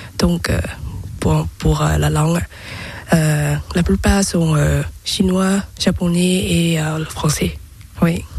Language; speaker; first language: French; non-native, learner; Thai